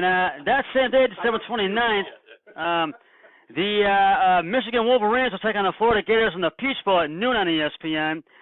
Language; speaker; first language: English; native; English